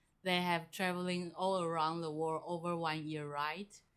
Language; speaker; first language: English; non-native, learner; Chinese